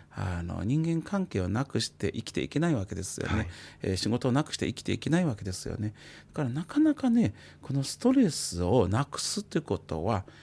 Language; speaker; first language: Japanese; non-native, fluent; Chinese